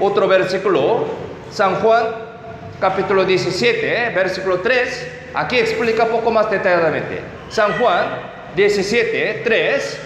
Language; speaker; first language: Spanish; non-native, fluent; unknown